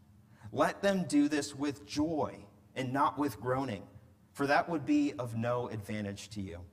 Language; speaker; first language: English; native; English